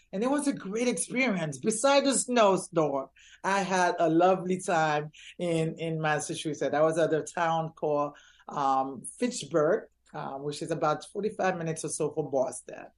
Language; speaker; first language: English; early bilingual, other home language; Haitian Creole